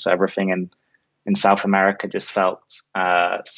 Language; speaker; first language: English; native; English